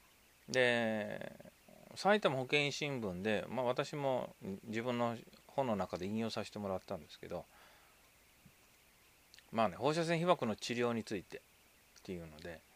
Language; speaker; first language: Japanese; native; Japanese